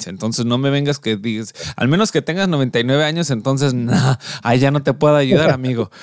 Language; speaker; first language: Spanish; early bilingual, other home language; English